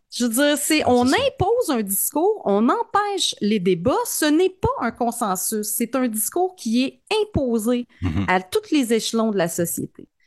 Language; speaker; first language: French; native; French